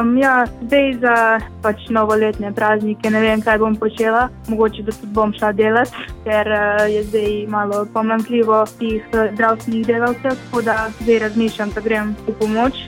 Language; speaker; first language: Slovenian; early bilingual, other home language; Bosnian